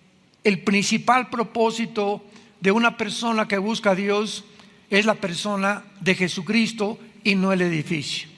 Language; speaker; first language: Spanish; native; Spanish